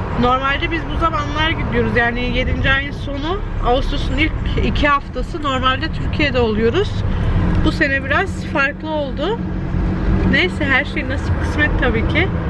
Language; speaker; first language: Turkish; early bilingual, heritage; Turkish